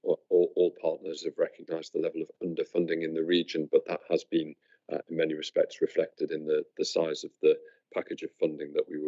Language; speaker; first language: English; native; English